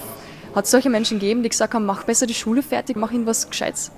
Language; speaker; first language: German; native; German